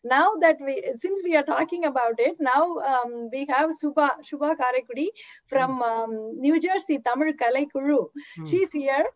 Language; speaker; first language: English; non-native, local second language; Tamil